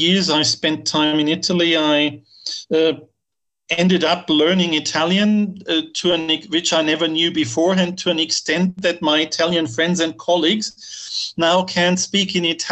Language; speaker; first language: English; non-native, fluent; German